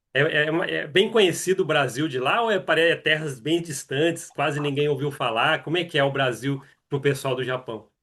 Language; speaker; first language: Portuguese; native; Portuguese